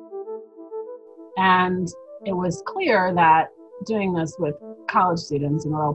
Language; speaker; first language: English; native; English